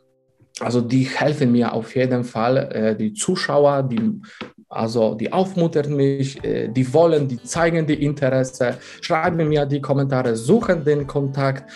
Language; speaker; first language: German; non-native, fluent; Polish